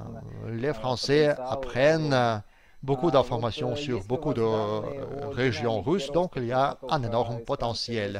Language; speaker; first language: French; non-native, fluent; Russian